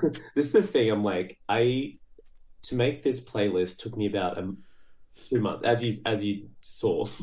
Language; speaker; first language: English; early bilingual, other home language; Portuguese